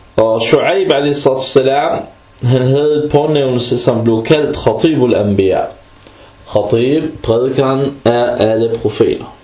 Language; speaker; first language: Danish; early bilingual, other home language; Arabic